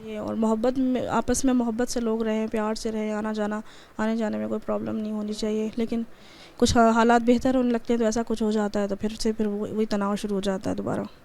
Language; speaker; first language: Hindi; native; Hindi